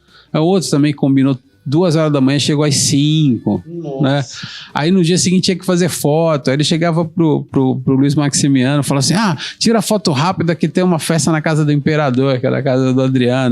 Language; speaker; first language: Portuguese; native; Portuguese